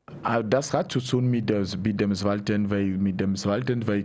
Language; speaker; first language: German; non-native, learner; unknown